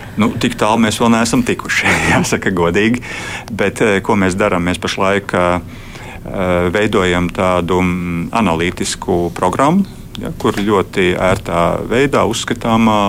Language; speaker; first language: Latvian; native; Latvian